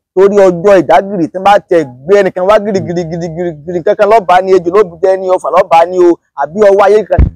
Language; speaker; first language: Yoruba; native; Yoruba